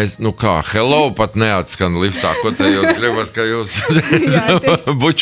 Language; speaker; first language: Latvian; native; Latvian